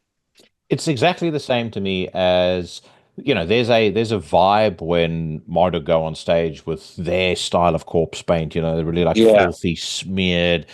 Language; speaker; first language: English; native; English